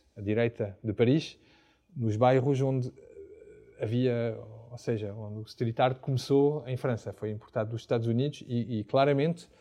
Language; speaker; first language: Portuguese; non-native, fluent; French